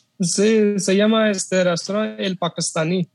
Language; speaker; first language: Spanish; non-native, learner; Urdu